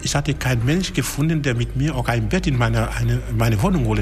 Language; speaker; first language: German; non-native, fluent; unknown